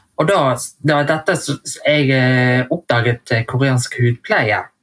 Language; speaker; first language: Norwegian; early bilingual, heritage; Vietnamese